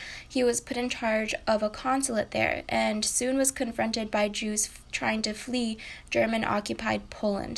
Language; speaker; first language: English; native; English